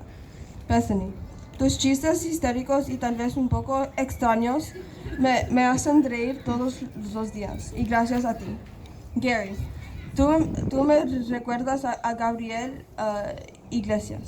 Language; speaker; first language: Spanish; non-native, local second language; English